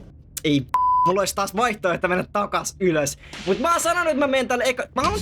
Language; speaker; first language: Finnish; native; Finnish